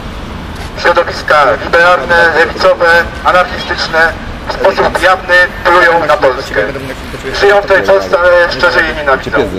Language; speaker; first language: Polish; native; Polish